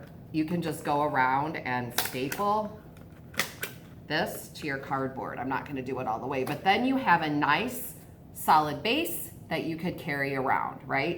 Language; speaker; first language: English; native; English